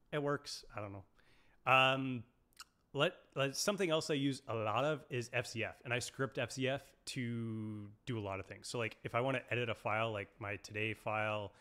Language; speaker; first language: English; native; English